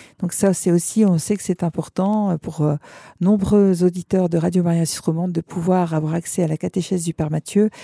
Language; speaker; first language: French; native; French